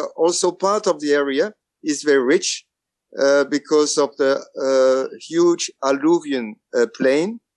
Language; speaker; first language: English; non-native, fluent; French